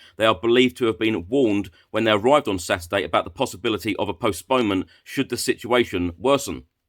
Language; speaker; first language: English; native; English